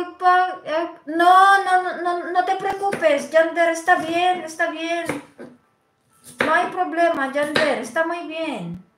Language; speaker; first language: Spanish; non-native, fluent; Filipino